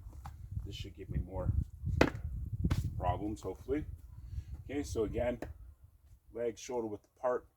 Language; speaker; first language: English; native; English